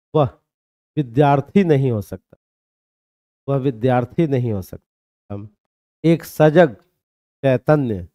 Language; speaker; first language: Hindi; native; Hindi